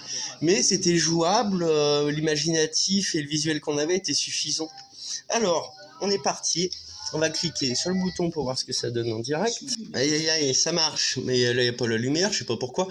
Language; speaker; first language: French; native; French